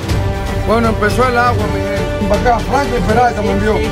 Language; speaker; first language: Spanish; native; Spanish